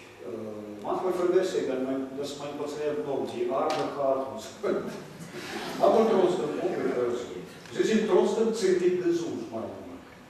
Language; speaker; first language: German; non-native, fluent; Russian